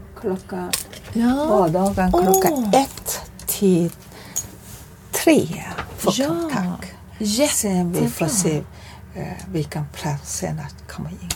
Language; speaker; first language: Swedish; non-native, learner; Chinese